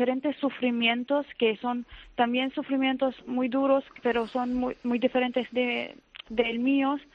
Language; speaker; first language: Spanish; non-native, fluent; Arabic